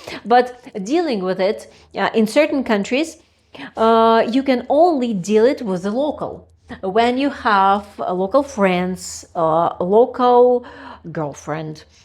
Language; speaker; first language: English; non-native, fluent; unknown